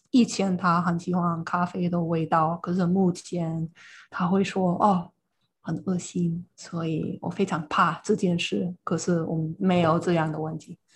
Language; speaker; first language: Chinese; non-native, fluent; English